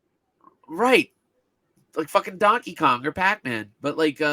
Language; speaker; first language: English; native; English